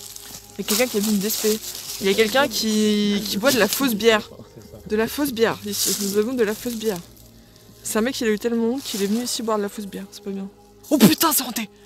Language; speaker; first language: French; native; French